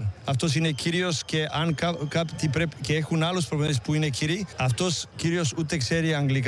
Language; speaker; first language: Greek; non-native, learner; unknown